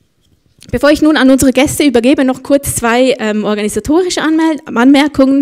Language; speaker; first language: German; native; German